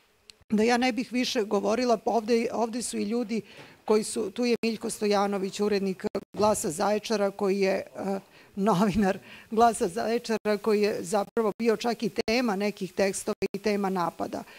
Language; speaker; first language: Bosnian; native; Bosnian